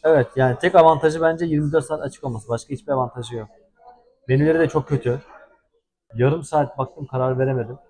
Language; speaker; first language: Turkish; native; Turkish